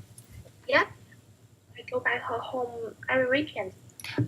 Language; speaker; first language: English; non-native, learner; Chinese